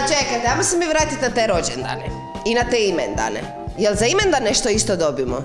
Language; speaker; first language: Croatian; native; Croatian